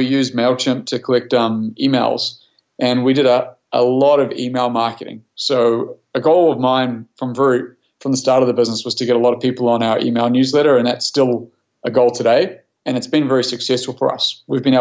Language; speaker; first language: English; native; English